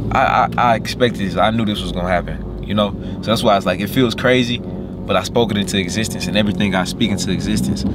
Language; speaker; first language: English; native; English